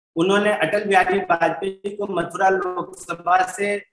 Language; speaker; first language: Hindi; native; Hindi